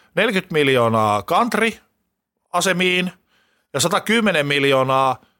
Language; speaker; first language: Finnish; native; Finnish